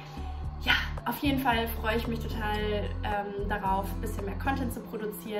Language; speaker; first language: German; native; German